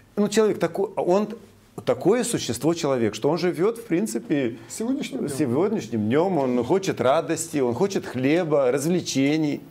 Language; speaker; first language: Russian; non-native, local second language; Romanian